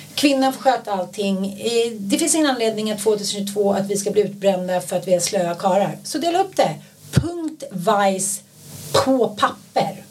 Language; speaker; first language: Swedish; native; Swedish